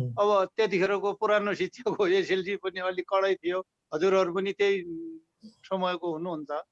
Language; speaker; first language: Nepali; non-native, local second language; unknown